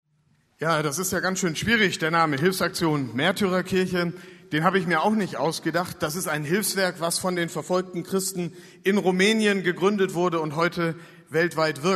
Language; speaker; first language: German; native; German